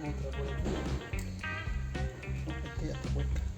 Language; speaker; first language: Spanish; native; Spanish